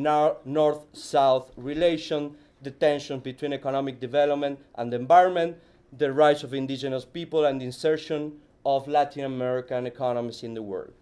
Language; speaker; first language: English; non-native, fluent; Spanish